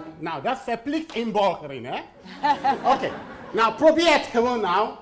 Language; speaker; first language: Dutch; non-native, fluent; English